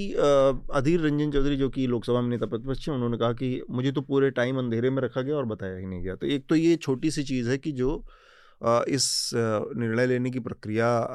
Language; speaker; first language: Hindi; native; Hindi